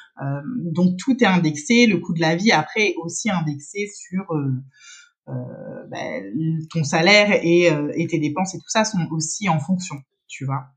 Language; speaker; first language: French; native; French